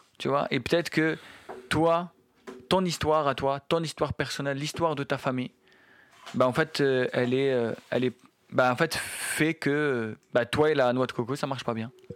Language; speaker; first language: French; non-native, local second language; Arabic